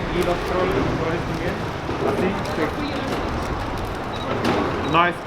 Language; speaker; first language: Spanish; non-native, learner; English